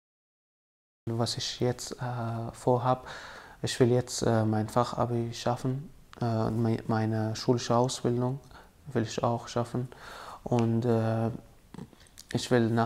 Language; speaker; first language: German; non-native, fluent; Arabic